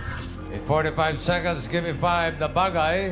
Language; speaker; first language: English; non-native, local second language; Filipino